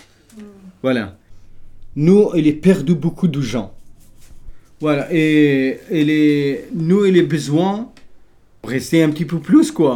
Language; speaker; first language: French; non-native, learner; Kurdish